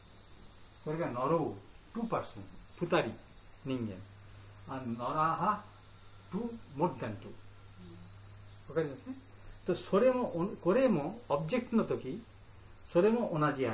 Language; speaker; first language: Japanese; non-native, learner; Bangla